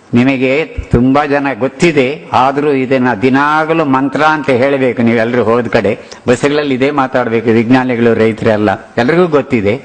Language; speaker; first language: Kannada; non-native, local second language; Telugu